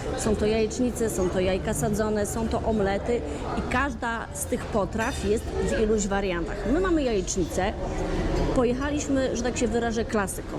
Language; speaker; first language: Polish; native; Polish